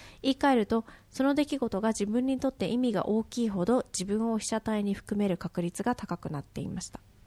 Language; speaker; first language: Japanese; native; Japanese